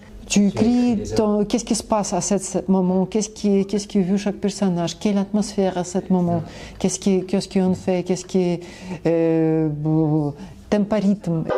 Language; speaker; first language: French; non-native, learner; Russian